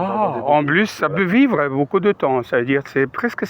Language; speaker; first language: French; non-native, fluent; Arabic